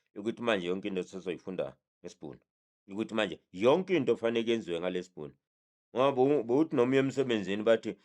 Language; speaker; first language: Zulu; native; Zulu